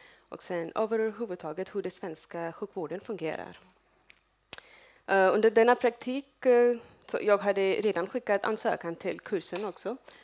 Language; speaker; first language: Swedish; non-native, fluent; Urdu